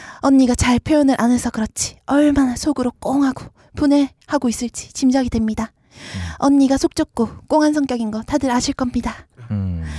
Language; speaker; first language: Korean; native; Korean